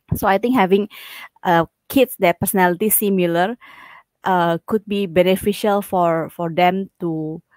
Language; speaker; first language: English; non-native, fluent; Indonesian